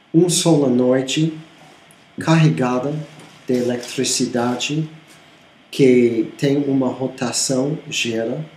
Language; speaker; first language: Portuguese; non-native, fluent; English